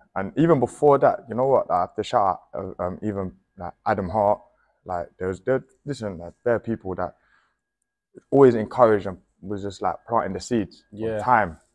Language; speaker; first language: English; native; English